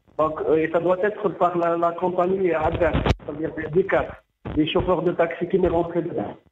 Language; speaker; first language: French; non-native, local second language; Arabic